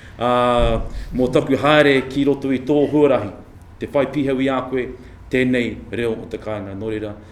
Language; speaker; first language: Māori; non-native, local second language; English